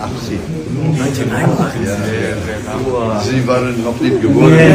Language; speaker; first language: German; non-native, fluent; Indonesian